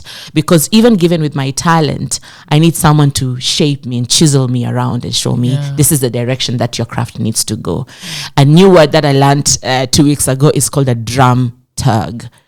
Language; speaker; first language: English; non-native, local second language; Swahili